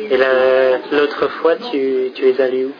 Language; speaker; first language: French; non-native, fluent; English